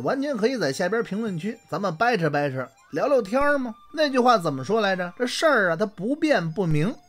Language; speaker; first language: Chinese; native; Chinese